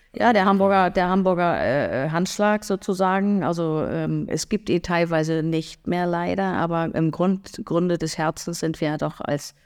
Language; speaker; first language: German; native; German